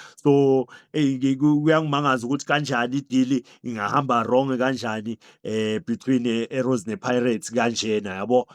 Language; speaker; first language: Zulu; native; Zulu